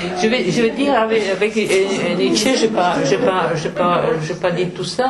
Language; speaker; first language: French; non-native, fluent; Czech